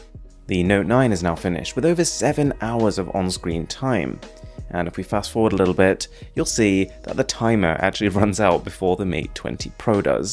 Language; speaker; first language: English; native; English